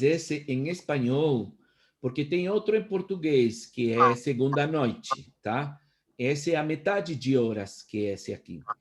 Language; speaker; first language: Portuguese; non-native, fluent; Spanish